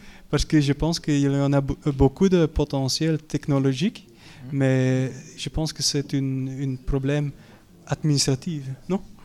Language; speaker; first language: French; non-native, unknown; Dutch